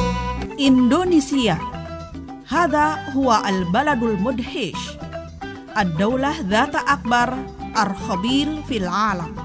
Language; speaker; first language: Arabic; non-native, fluent; Indonesian